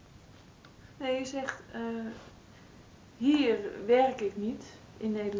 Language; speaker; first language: Dutch; native; Dutch